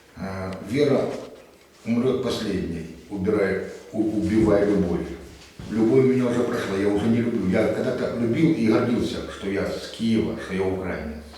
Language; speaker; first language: Russian; native; Russian